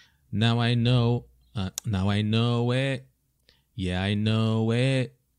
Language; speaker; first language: English; non-native, fluent; Portuguese